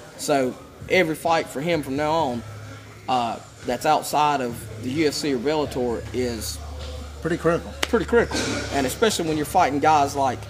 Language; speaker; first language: English; native; English